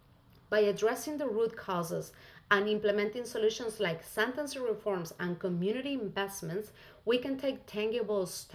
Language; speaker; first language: English; non-native, fluent; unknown